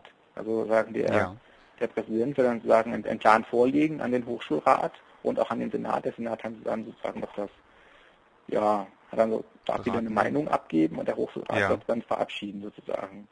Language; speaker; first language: German; native; German